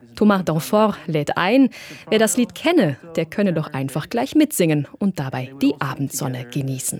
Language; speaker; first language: German; native; German